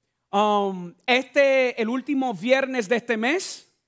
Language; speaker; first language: Spanish; non-native, fluent; English